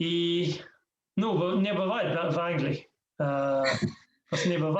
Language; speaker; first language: Russian; non-native, learner; English